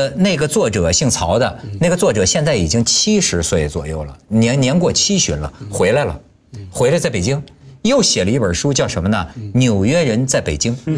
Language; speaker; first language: Chinese; native; Chinese